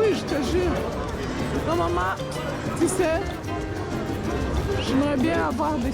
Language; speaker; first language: French; non-native, local second language; Kinyarwanda